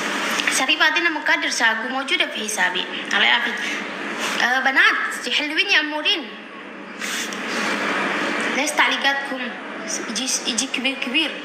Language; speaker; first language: Arabic; non-native, learner; Indonesian